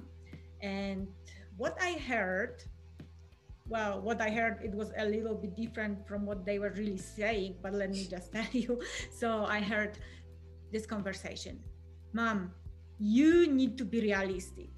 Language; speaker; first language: English; non-native, fluent; Polish